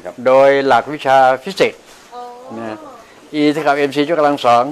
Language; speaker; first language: Thai; native; Thai